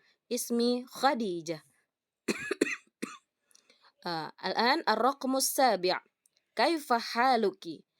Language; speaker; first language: Arabic; non-native, fluent; Indonesian